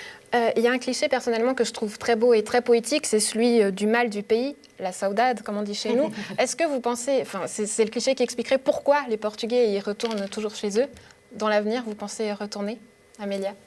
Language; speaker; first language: French; native; French